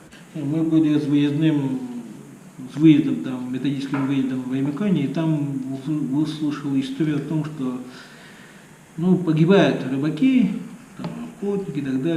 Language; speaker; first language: Russian; native; Russian